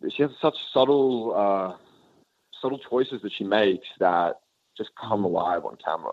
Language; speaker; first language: English; native; English